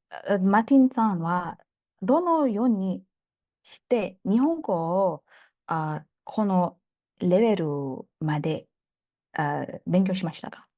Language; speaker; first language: Japanese; non-native, learner; Thai